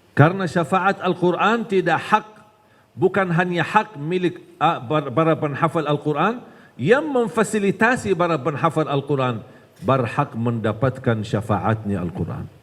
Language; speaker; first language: Malay; non-native, fluent; Arabic